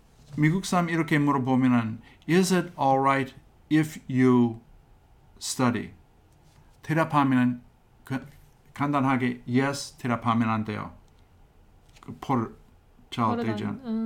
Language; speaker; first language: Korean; non-native, fluent; English